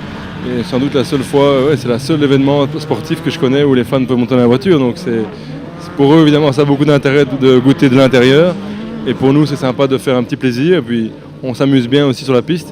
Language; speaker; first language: French; native; French